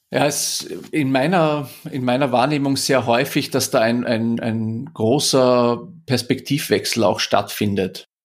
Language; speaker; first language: German; native; German